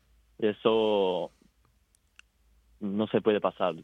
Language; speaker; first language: Spanish; non-native, fluent; Japanese